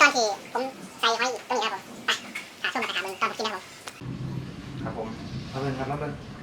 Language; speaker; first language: Thai; non-native, local second language; Northeastern Thai